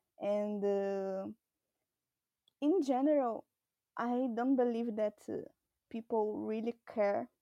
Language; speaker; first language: English; non-native, learner; Portuguese